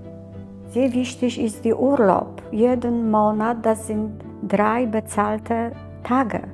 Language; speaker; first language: German; non-native, learner; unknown